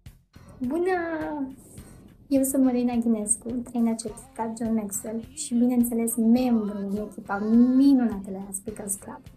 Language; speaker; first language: Romanian; native; Romanian